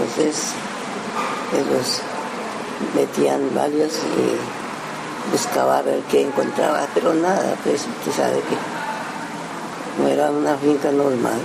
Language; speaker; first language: Spanish; early bilingual, other home language; Japanese